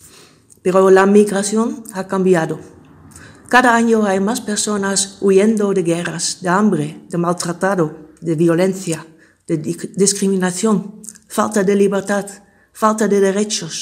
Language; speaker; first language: Spanish; non-native, fluent; Dutch